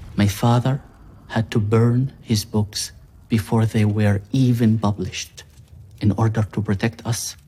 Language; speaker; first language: English; non-native, fluent; Arabic